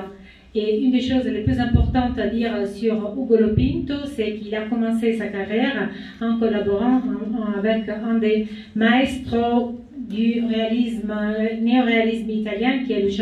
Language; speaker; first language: French; non-native, fluent; Italian